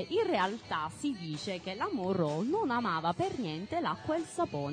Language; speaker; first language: Italian; native; Italian